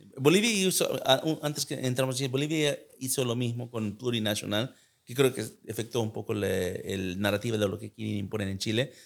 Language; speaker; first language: Spanish; early bilingual, heritage; Spanish